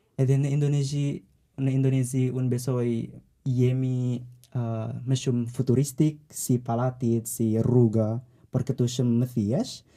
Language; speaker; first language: Albanian; non-native, learner; Indonesian